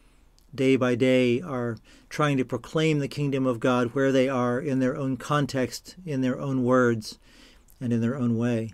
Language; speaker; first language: English; native; English